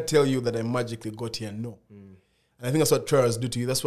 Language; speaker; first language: English; non-native, local second language; Ganda